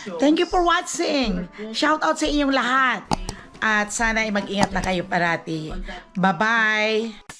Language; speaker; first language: Filipino; non-native, local second language; Cebuano